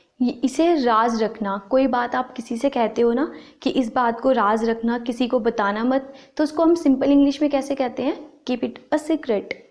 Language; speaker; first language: Hindi; native; Hindi